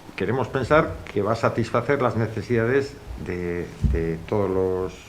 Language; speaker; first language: Spanish; non-native, local second language; Basque